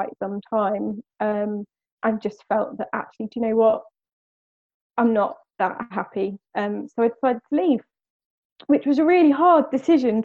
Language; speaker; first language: English; native; English